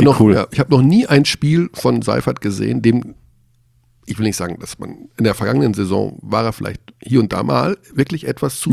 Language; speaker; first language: German; native; German